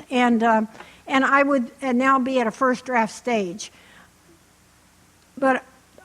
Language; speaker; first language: English; native; English